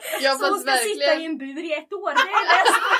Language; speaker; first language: Swedish; native; Swedish